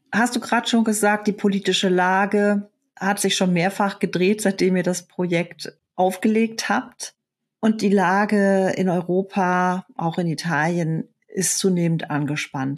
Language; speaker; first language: German; native; German